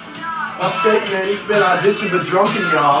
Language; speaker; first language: German; non-native, learner; English